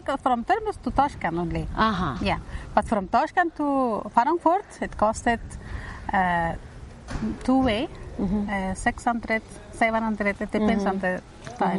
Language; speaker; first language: English; non-native, learner; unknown